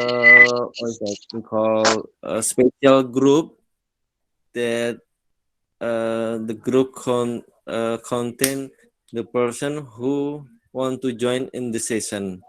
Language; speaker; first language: English; non-native, learner; Indonesian